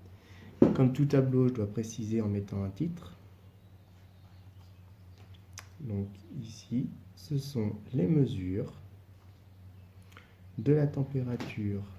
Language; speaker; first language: French; native; French